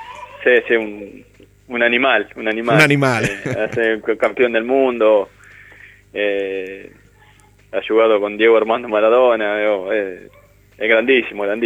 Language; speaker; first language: Italian; non-native, learner; Spanish